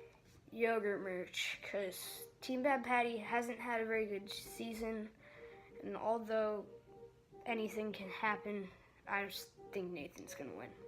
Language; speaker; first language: English; native; English